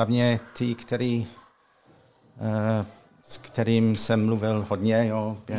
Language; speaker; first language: Czech; non-native, learner; English